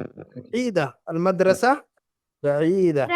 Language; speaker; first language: Arabic; non-native, fluent; Urdu